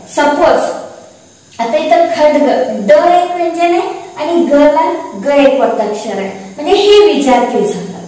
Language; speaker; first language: Marathi; non-native, local second language; Kannada